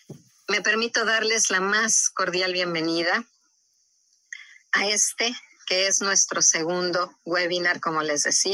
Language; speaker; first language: Spanish; native; Spanish